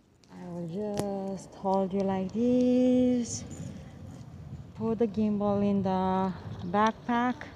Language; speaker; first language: English; non-native, fluent; Romanian